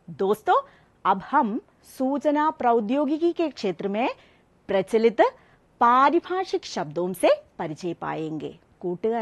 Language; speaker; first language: Hindi; non-native, local second language; Malayalam